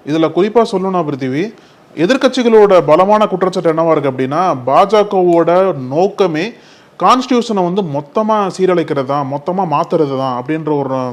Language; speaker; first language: Tamil; native; Tamil